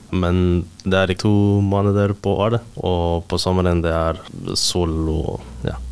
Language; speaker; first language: Norwegian; non-native, learner; Spanish